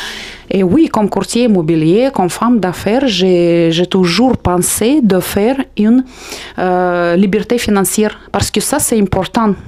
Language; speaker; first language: French; non-native, fluent; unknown